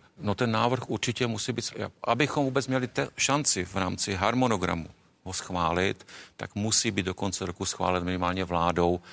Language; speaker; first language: Czech; native; Czech